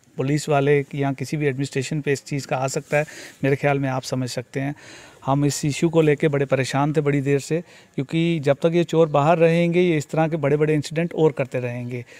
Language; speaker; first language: Hindi; native; Hindi